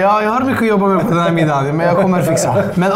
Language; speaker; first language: Swedish; native; Swedish